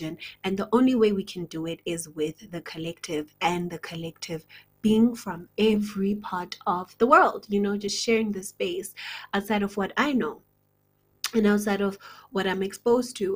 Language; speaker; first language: English; non-native, local second language; Zulu